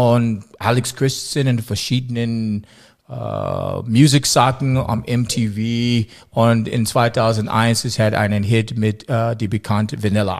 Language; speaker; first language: German; non-native, learner; English